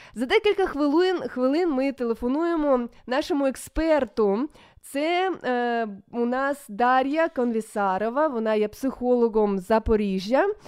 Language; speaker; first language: Ukrainian; native; Ukrainian